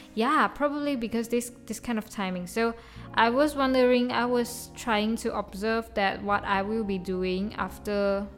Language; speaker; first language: English; non-native, local second language; Chinese